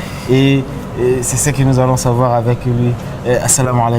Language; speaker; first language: French; non-native, local second language; Lingala